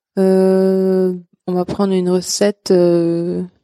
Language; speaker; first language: French; non-native, fluent; Swedish